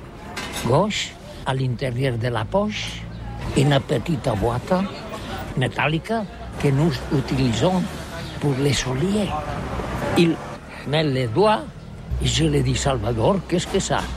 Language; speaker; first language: French; non-native, learner; Catalan